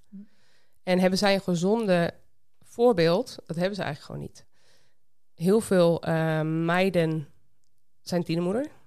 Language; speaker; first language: Dutch; native; Dutch